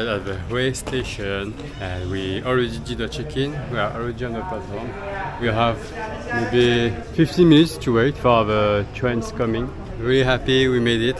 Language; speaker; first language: English; non-native, fluent; French